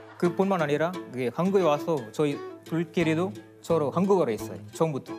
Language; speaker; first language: Korean; non-native, fluent; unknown